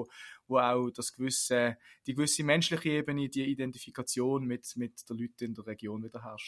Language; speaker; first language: German; native; German